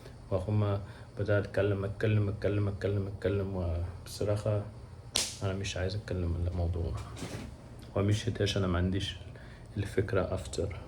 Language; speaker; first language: Arabic; non-native, learner; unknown